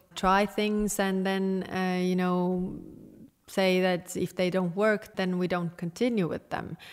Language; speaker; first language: English; non-native, fluent; Estonian